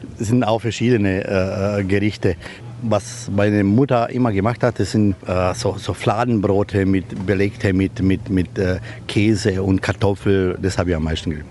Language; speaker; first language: German; non-native, fluent; Croatian